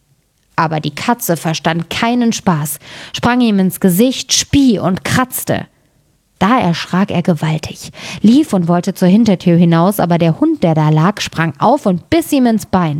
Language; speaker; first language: German; native; German